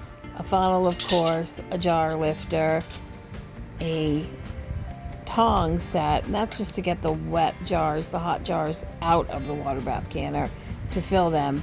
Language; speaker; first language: English; native; English